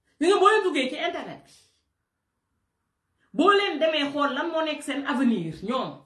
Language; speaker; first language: Wolof; native; Wolof